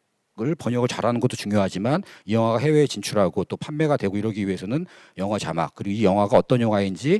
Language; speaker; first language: Korean; native; Korean